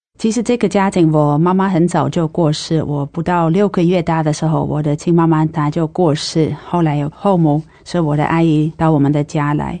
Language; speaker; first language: Chinese; non-native, fluent; Dutch